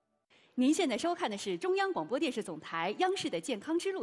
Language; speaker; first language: Chinese; native; Chinese